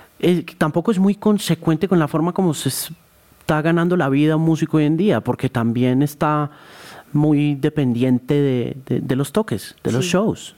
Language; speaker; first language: Spanish; native; Spanish